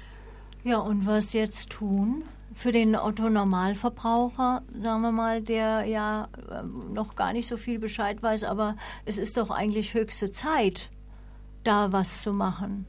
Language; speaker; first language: German; native; German